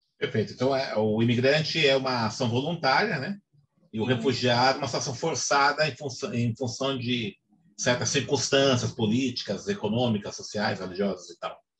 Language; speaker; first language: Portuguese; native; Portuguese